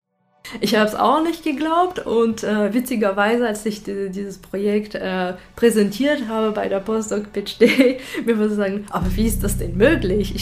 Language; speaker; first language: German; non-native, fluent; French